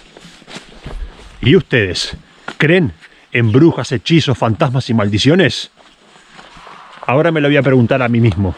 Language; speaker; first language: Spanish; native; Spanish